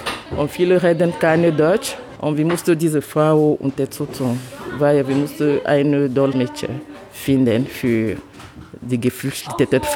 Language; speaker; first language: German; non-native, learner; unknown